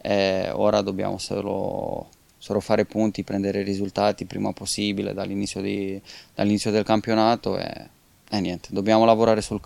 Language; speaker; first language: Italian; non-native, fluent; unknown